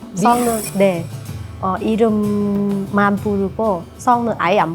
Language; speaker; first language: Korean; non-native, learner; Vietnamese